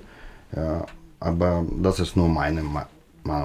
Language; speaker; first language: German; non-native, learner; Russian